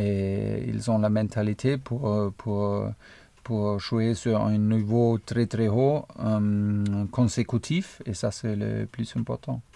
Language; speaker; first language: French; non-native, fluent; German